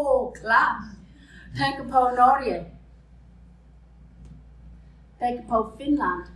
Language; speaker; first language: Swedish; non-native, fluent; English